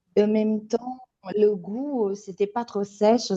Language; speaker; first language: French; non-native, fluent; Italian